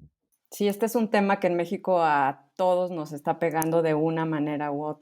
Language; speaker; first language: Spanish; native; Spanish